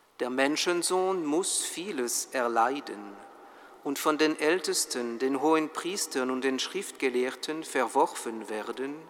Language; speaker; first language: German; non-native, fluent; French